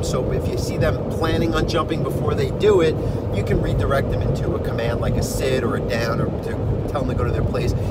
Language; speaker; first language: English; native; English